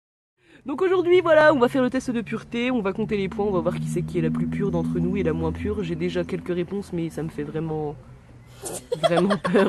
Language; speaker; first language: French; native; French